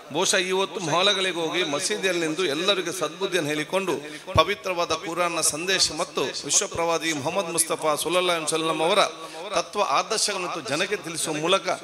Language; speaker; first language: Kannada; non-native, local second language; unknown